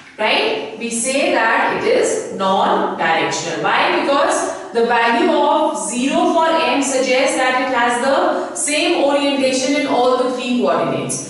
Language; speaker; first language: English; non-native, local second language; Hindi